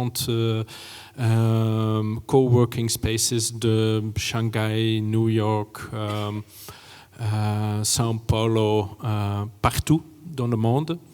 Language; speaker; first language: French; non-native, fluent; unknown